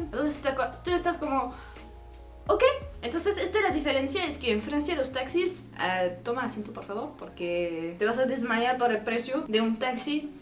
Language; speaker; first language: Spanish; non-native, learner; French